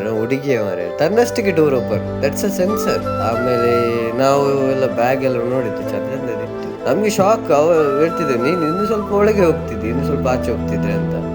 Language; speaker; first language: Kannada; non-native, local second language; Tulu